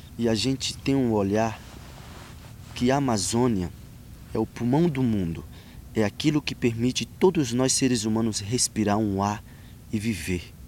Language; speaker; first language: Portuguese; non-native, local second language; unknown